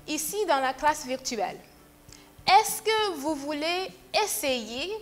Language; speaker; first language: French; non-native, fluent; English